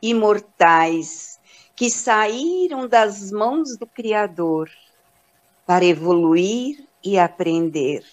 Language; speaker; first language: Portuguese; native; Portuguese